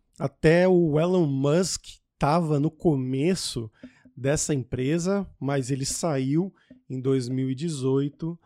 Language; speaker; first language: Portuguese; native; Portuguese